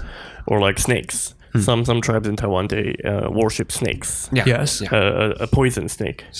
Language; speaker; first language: English; non-native, fluent; Chinese